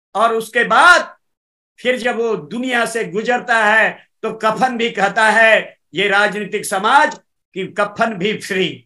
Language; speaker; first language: Hindi; native; Hindi